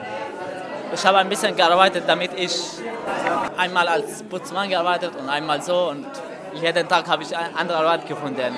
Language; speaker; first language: German; non-native, learner; Arabic